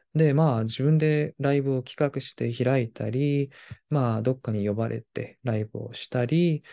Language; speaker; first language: Japanese; non-native, fluent; Korean